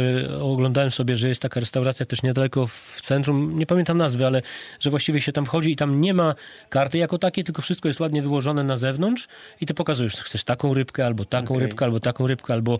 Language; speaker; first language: Polish; native; Polish